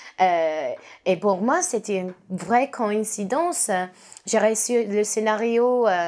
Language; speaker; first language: French; non-native, learner; English